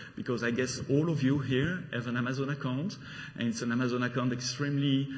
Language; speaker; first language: English; non-native, fluent; French